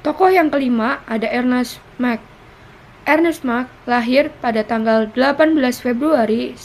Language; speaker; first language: Indonesian; native; Indonesian